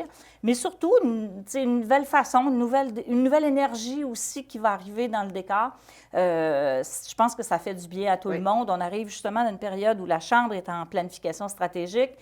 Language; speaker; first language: French; native; French